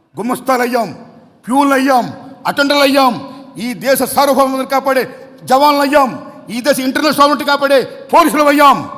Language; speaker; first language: Telugu; native; Telugu